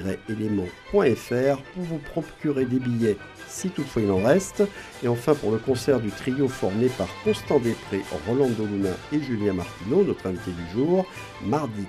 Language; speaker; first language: French; native; French